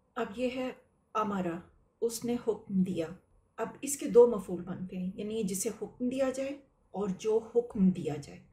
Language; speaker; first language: Urdu; native; Urdu